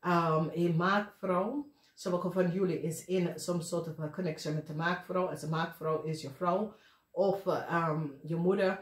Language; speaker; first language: Dutch; non-native, learner; English